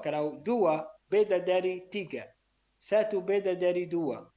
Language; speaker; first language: Indonesian; non-native, learner; Arabic